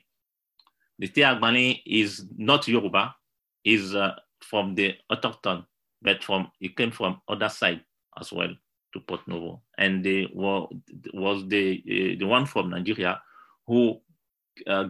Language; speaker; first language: English; non-native, learner; Yoruba